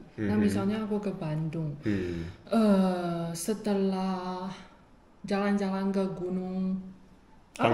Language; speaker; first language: Indonesian; non-native, fluent; Chinese